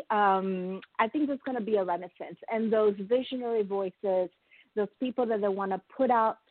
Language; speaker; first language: English; non-native, fluent; Italian